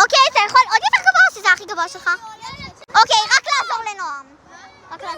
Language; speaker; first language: Hebrew; native; Hebrew